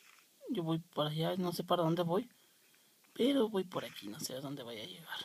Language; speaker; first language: Spanish; native; Spanish